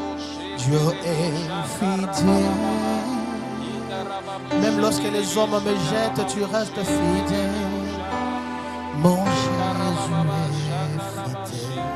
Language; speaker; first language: French; non-native, local second language; Lingala